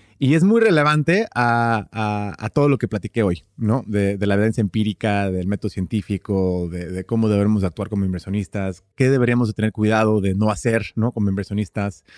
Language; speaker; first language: Spanish; early bilingual, heritage; Spanish